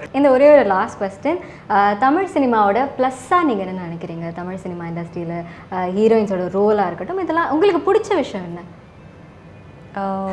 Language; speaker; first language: Tamil; native; Tamil